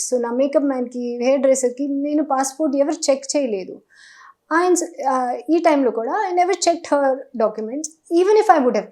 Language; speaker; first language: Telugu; non-native, learner; Hindi